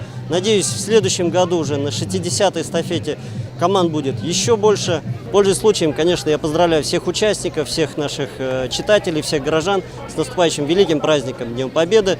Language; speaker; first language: Russian; native; Russian